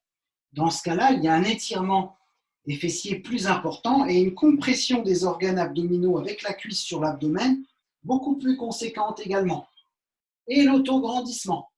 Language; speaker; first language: French; native; French